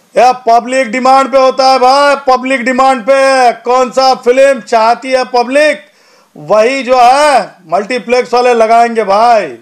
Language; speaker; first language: Hindi; non-native, local second language; Marathi